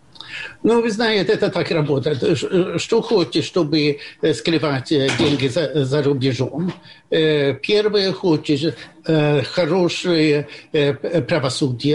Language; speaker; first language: Russian; non-native, fluent; Swedish